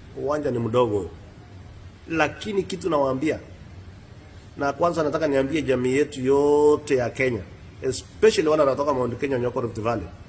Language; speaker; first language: Swahili; non-native, local second language; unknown